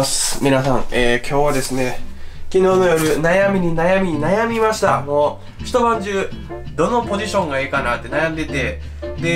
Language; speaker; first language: Japanese; native; Japanese